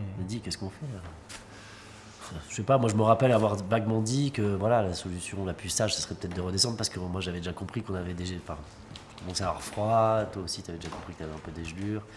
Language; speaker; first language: French; native; French